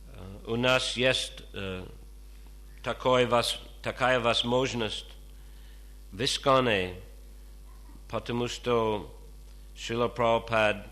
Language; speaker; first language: Russian; non-native, fluent; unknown